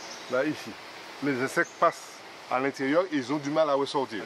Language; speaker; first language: French; native; French